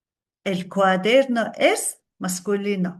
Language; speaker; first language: Spanish; non-native, fluent; Mongolian